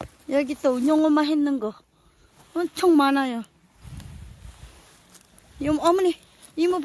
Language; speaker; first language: Korean; non-native, learner; Filipino